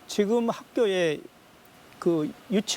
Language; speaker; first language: Korean; native; Korean